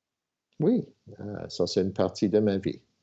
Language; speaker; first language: French; non-native, local second language; English